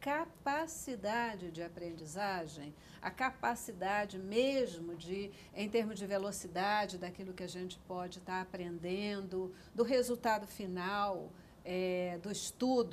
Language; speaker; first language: Portuguese; native; Portuguese